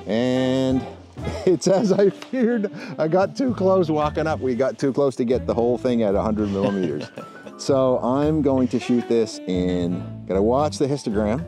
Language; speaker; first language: English; native; English